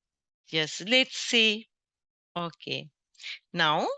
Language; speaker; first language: English; non-native, local second language; Sinhala